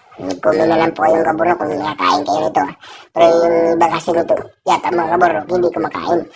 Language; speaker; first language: Filipino; non-native, local second language; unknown